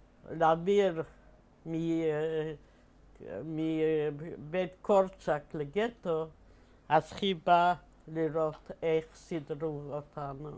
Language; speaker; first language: Hebrew; non-native, fluent; Polish